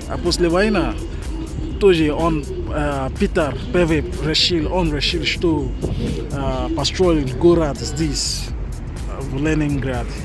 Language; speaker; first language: Russian; non-native, learner; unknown